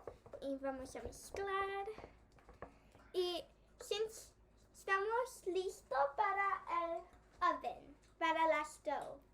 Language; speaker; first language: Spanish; early bilingual, heritage; Spanish